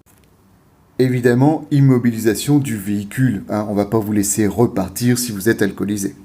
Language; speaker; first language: French; native; French